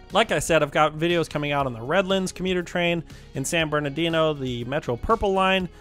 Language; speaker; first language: English; native; English